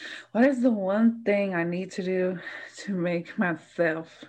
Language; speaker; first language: English; early bilingual, other home language; Spanish